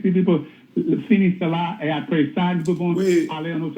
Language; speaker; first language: French; non-native, learner; English